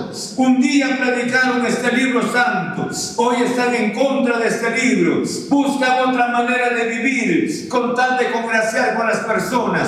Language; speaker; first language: Spanish; native; Spanish